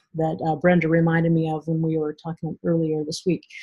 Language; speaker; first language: English; native; English